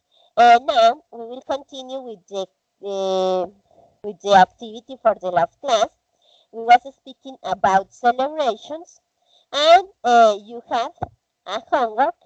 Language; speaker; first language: English; non-native, learner; Spanish